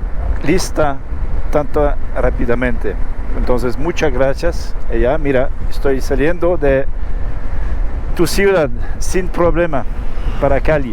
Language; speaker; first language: Spanish; non-native, learner; French